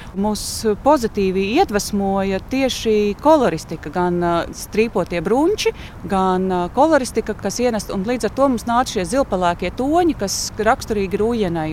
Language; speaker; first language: Latvian; native; Latvian